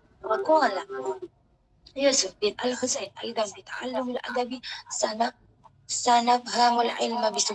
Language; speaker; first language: Arabic; non-native, learner; Indonesian